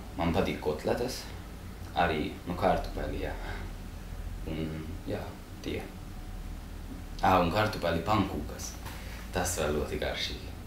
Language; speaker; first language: Latvian; non-native, learner; Hungarian